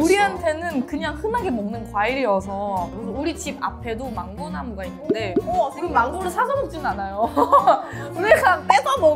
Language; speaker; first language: Korean; non-native, fluent; Thai